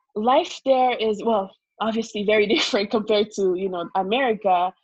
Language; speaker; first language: English; early bilingual, other home language; Kongo